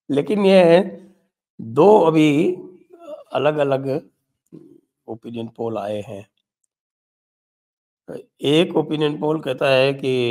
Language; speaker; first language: Hindi; native; Hindi